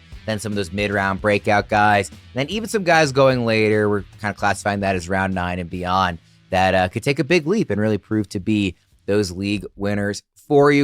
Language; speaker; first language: English; native; English